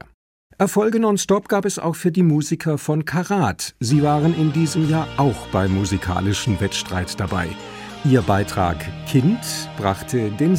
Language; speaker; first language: German; native; German